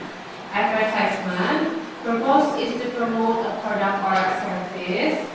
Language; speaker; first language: English; non-native, learner; Indonesian